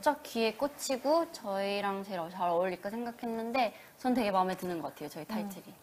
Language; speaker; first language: Korean; early bilingual, heritage; Korean